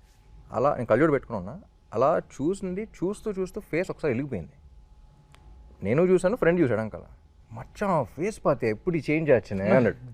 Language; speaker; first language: Telugu; native; Telugu